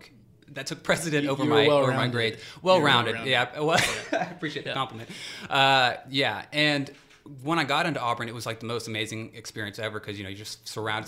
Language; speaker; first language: English; native; English